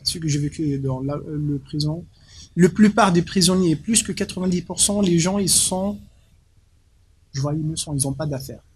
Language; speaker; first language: French; non-native, local second language; Arabic